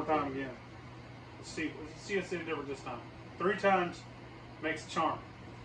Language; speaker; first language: English; native; English